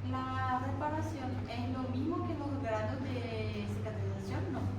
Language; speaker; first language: Spanish; non-native, learner; Portuguese